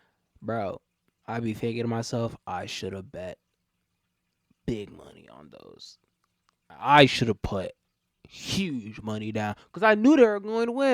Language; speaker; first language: English; native; English